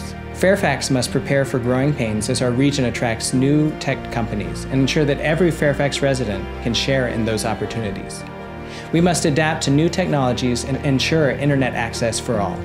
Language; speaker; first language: English; native; English